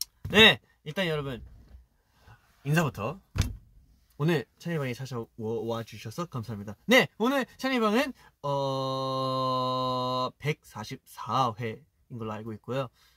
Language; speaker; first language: Korean; early bilingual, heritage; Korean